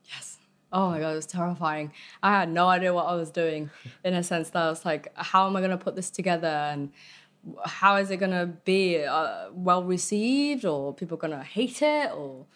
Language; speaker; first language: English; early bilingual, other home language; Vietnamese